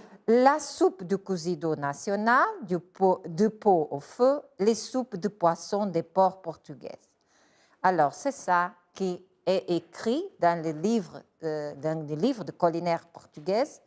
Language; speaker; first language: French; non-native, fluent; Portuguese